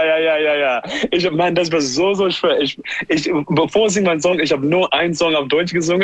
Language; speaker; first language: German; non-native, learner; English